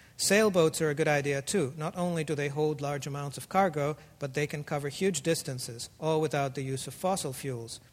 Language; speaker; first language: English; early bilingual, other home language; Russian